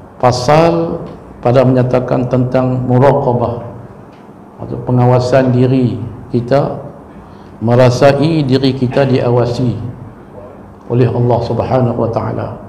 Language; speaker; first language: Malay; native; Malay